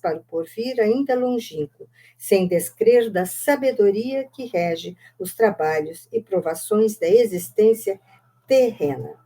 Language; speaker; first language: Portuguese; native; Portuguese